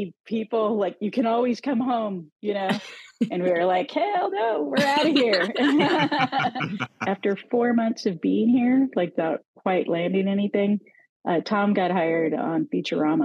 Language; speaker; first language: English; native; English